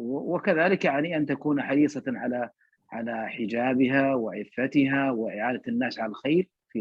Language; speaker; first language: Arabic; native; Arabic